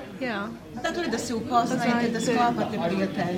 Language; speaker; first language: Serbian; native; Serbian